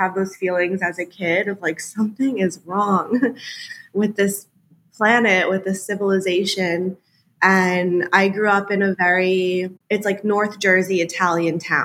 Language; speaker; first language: English; native; English